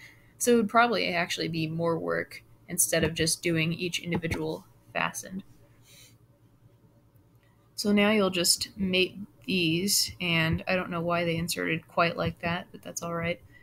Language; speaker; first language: English; native; English